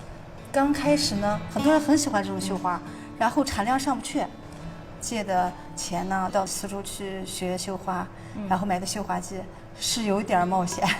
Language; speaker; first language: Chinese; native; Chinese